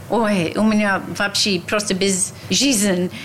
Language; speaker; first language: Russian; non-native, learner; English